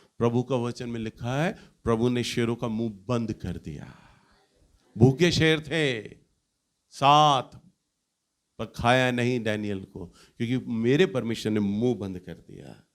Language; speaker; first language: Hindi; native; Hindi